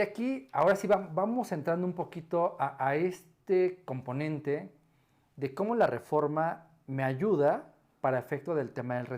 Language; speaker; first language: Spanish; native; Spanish